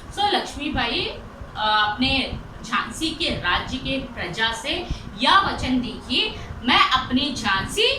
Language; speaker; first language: Hindi; non-native, local second language; Telugu